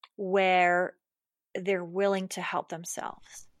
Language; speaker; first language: English; non-native, fluent; German